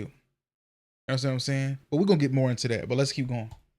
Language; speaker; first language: English; native; English